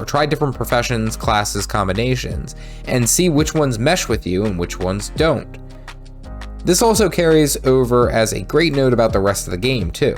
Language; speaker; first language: English; native; English